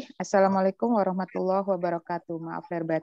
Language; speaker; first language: Indonesian; native; Indonesian